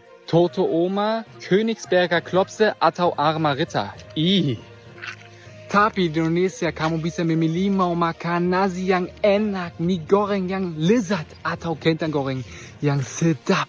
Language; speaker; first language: Indonesian; non-native, learner; German